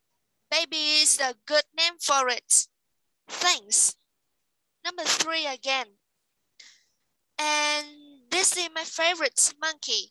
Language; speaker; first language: English; non-native, fluent; Vietnamese